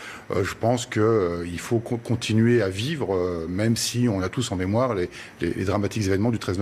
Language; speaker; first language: French; native; French